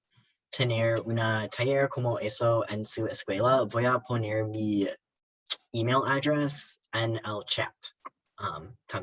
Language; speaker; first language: Spanish; non-native, learner; English